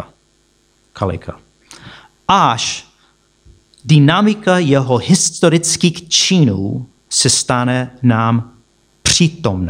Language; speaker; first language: Czech; non-native, fluent; English